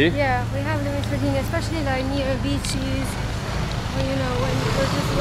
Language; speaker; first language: English; non-native, fluent; Italian